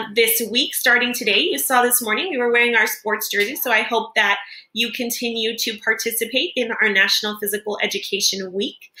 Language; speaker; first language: English; native; English